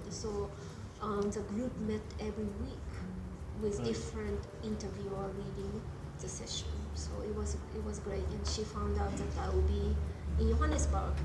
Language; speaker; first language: English; non-native, fluent; Japanese